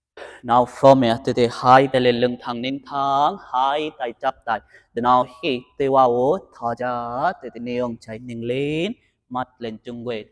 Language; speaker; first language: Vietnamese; non-native, learner; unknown